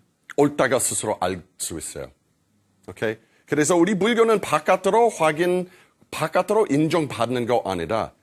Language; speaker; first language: Korean; non-native, fluent; English